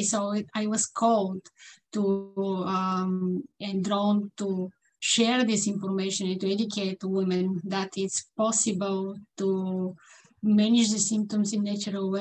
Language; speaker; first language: English; non-native, fluent; Bulgarian